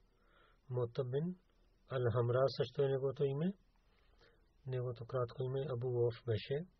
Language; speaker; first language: Bulgarian; non-native, learner; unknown